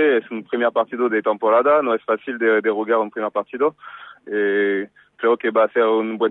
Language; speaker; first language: Spanish; non-native, fluent; French